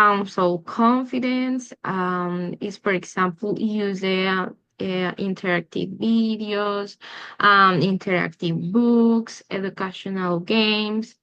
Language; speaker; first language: English; non-native, learner; Spanish